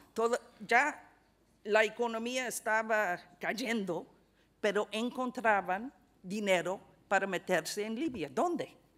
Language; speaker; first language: Spanish; non-native, fluent; English